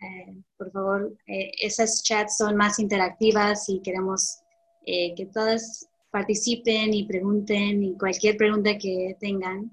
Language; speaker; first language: Spanish; early bilingual, heritage; Spanish